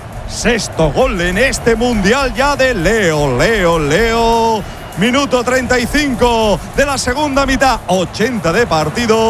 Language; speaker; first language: Spanish; native; Spanish